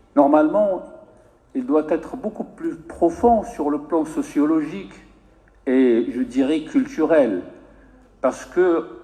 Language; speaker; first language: French; non-native, local second language; Arabic